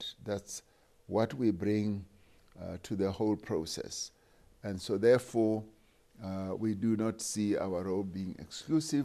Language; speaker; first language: English; non-native, local second language; Venda